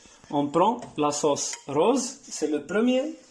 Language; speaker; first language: French; non-native, learner; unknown